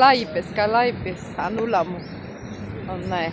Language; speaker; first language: Greek; non-native, learner; Armenian